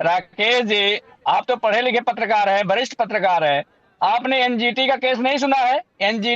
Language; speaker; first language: Hindi; native; Hindi